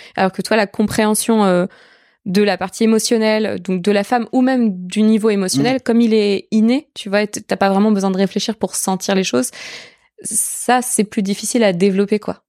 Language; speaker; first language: French; native; French